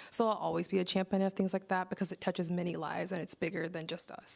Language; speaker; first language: English; native; English